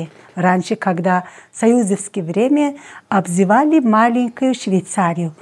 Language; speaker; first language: Russian; non-native, local second language; Tajik